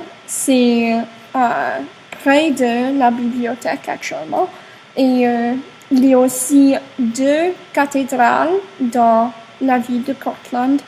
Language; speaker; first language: French; non-native, learner; English